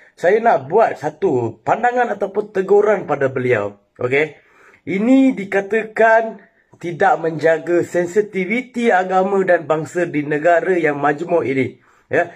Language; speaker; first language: Malay; non-native, local second language; Tamil